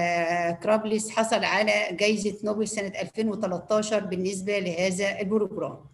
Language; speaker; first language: Arabic; native; Arabic